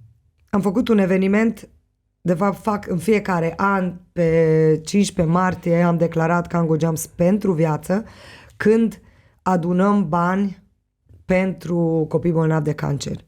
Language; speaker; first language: Romanian; non-native, local second language; Hungarian